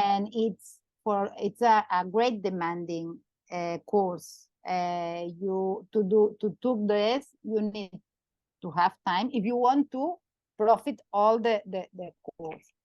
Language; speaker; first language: English; non-native, learner; Catalan